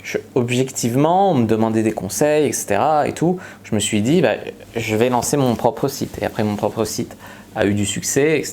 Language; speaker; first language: French; native; French